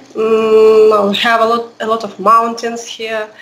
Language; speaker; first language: English; non-native, learner; Russian